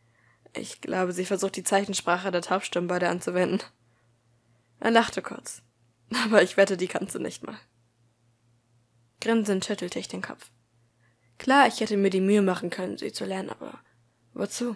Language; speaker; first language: German; native; German